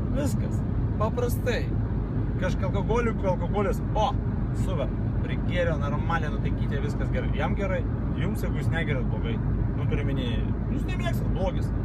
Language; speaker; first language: Lithuanian; non-native, local second language; Russian